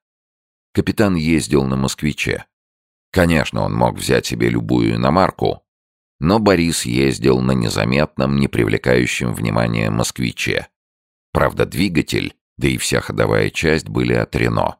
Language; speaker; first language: Russian; native; Russian